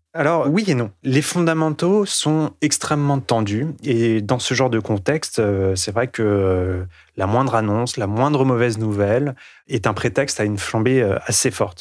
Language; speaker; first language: French; native; French